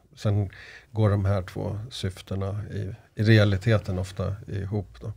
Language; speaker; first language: Swedish; native; Swedish